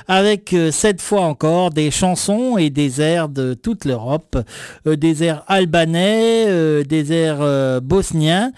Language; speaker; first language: French; native; French